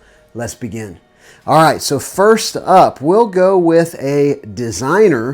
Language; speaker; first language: English; native; English